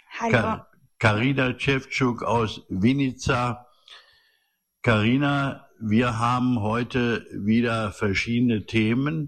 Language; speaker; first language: German; native; German